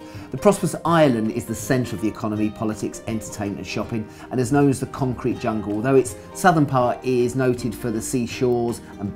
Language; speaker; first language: English; native; English